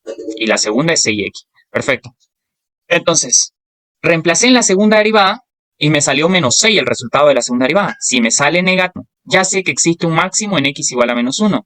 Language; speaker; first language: Spanish; native; Spanish